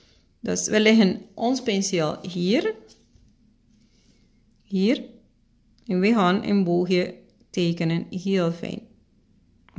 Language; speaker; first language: Dutch; non-native, fluent; Spanish